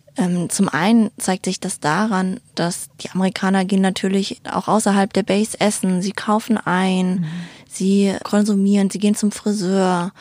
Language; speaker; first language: German; native; German